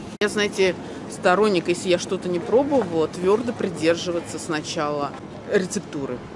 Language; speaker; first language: Russian; native; Russian